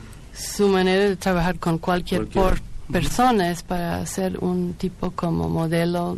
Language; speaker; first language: Spanish; non-native, fluent; English